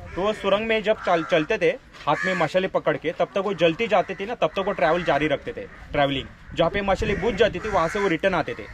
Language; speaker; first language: Hindi; non-native, local second language; Marathi